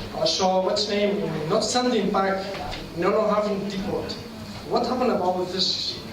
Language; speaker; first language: English; non-native, learner; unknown